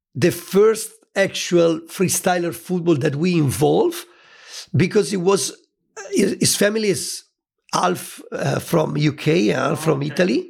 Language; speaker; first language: English; non-native, fluent; Italian